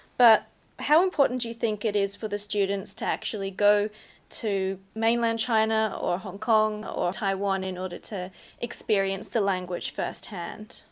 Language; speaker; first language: English; native; English